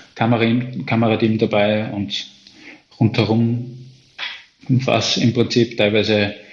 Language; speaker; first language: German; native; German